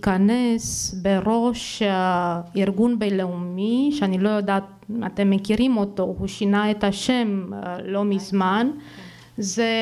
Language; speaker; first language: Hebrew; non-native, fluent; Romanian